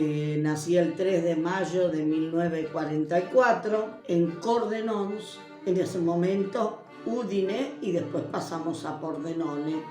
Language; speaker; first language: Spanish; early bilingual, other home language; Italian